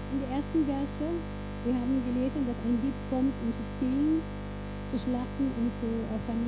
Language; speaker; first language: German; non-native, fluent; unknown